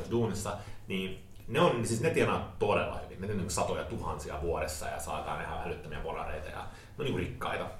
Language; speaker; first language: Finnish; early bilingual, heritage; Finnish